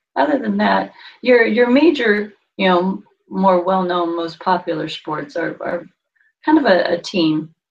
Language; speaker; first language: English; native; English